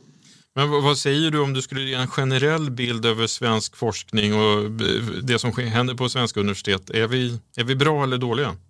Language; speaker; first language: Swedish; native; Swedish